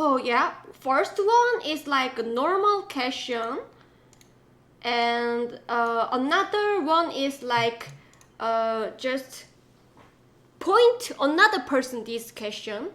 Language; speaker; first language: English; non-native, learner; Korean